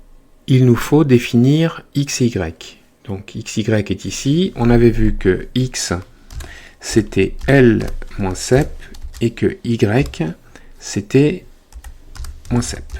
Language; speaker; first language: French; native; French